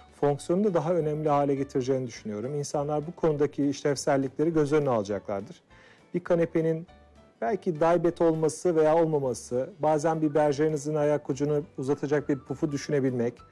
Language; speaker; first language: Turkish; native; Turkish